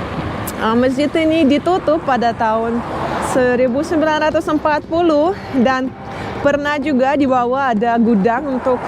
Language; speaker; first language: Indonesian; non-native, fluent; Russian